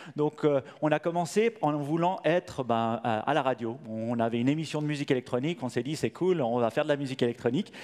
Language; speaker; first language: French; native; French